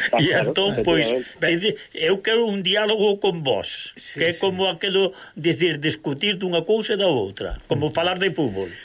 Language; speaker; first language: Galician; native; Galician